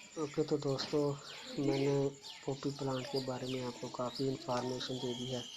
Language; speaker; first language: Urdu; non-native, local second language; Punjabi